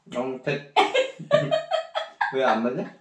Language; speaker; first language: Vietnamese; non-native, learner; Korean